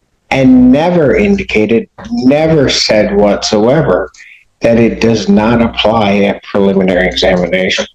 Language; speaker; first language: English; native; English